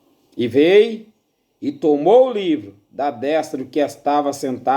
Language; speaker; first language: Portuguese; native; Portuguese